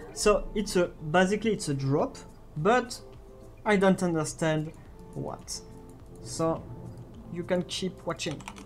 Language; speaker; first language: English; non-native, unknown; French